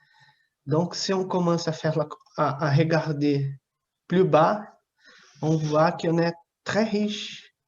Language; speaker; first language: French; non-native, fluent; Portuguese